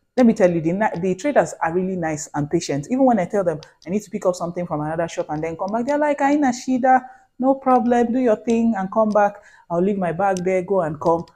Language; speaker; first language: English; non-native, local second language; Hausa